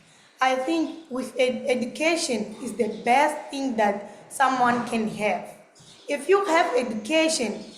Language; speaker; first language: English; non-native, learner; Portuguese